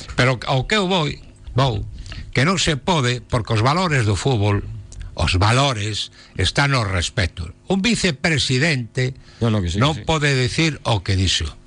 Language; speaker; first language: Galician; non-native, local second language; Spanish